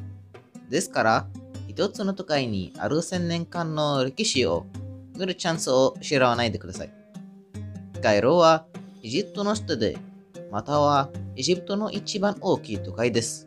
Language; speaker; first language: Japanese; non-native, learner; Arabic